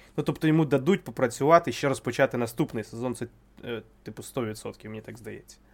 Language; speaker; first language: Ukrainian; native; Ukrainian